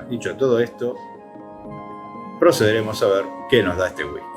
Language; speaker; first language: Spanish; native; Spanish